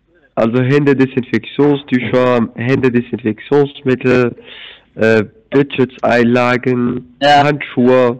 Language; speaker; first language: German; non-native, fluent; Arabic